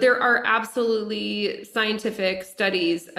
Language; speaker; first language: English; native; English